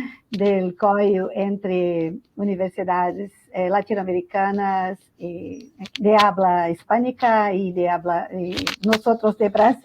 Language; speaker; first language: Spanish; non-native, fluent; Portuguese